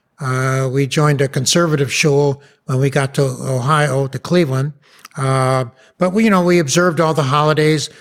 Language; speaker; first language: English; early bilingual, other home language; Yiddish